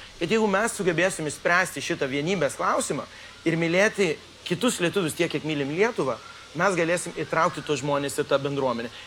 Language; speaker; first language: Lithuanian; early bilingual, heritage; Lithuanian